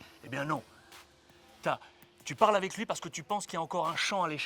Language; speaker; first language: French; native; French